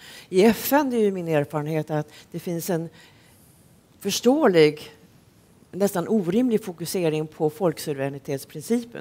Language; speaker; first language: Swedish; native; Swedish